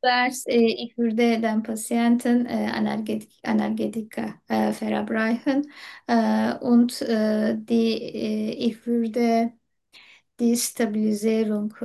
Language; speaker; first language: German; non-native, learner; Turkish